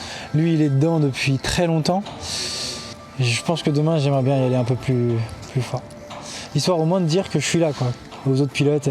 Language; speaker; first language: French; native; French